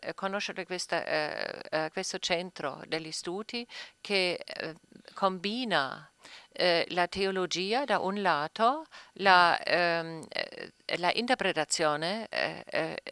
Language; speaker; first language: Italian; non-native, fluent; German